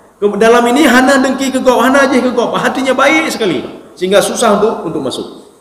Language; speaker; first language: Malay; non-native, local second language; Achinese